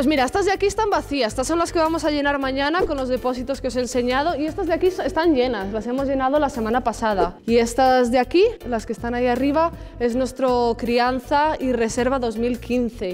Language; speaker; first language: Spanish; native; Spanish